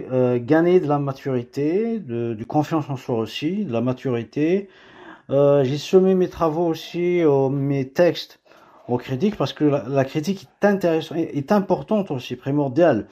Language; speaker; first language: French; non-native, local second language; Kabyle